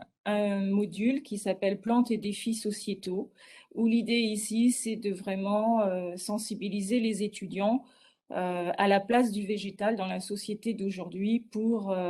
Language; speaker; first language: French; native; French